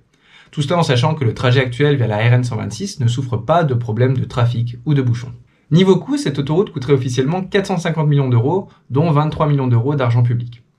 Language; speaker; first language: French; native; French